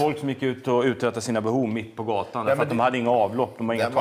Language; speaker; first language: Swedish; native; Swedish